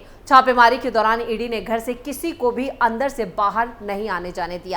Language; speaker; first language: Hindi; native; Hindi